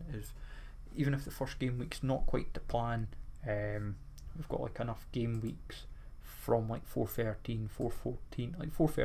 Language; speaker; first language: English; native; English